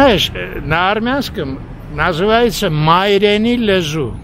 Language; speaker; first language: Russian; non-native, fluent; Armenian